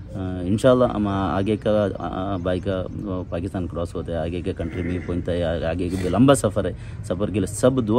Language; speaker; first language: Hindi; non-native, local second language; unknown